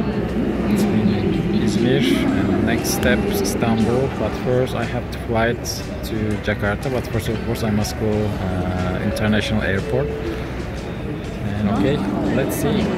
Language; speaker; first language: English; non-native, learner; Turkish